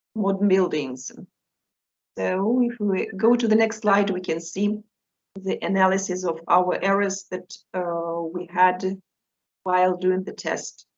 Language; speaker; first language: English; non-native, fluent; Russian